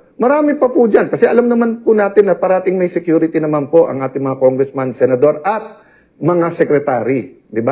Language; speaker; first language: Filipino; native; Filipino